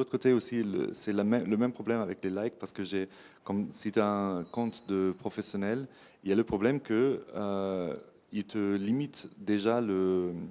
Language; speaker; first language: French; non-native, fluent; German